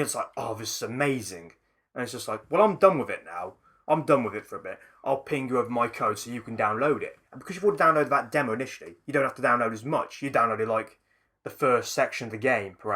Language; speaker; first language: English; native; English